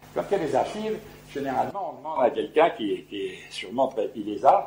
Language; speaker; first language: French; native; French